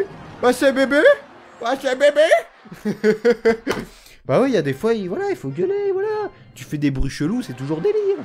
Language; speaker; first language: French; native; French